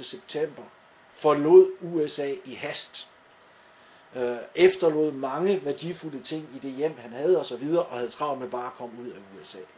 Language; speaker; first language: Danish; native; Danish